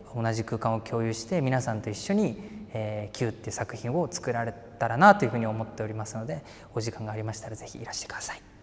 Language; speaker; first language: Japanese; native; Japanese